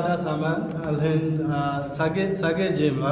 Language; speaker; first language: Hindi; non-native, learner; Arabic